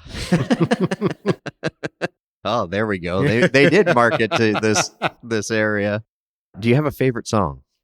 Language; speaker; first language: English; native; English